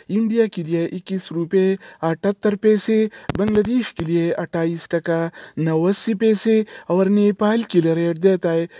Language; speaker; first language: Urdu; non-native, local second language; Pashto